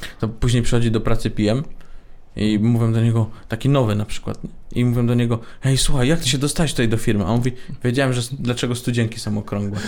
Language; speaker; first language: Polish; native; Polish